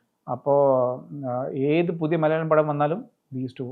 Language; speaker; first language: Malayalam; early bilingual, heritage; Malayalam